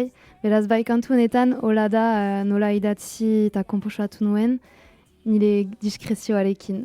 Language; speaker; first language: Basque; non-native, local second language; French